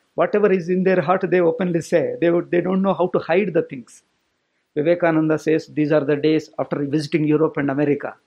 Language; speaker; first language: English; non-native, local second language; Kannada